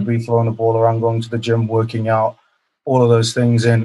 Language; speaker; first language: English; native; English